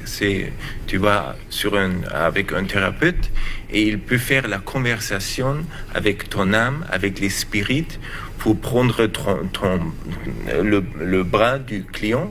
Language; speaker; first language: French; non-native, learner; German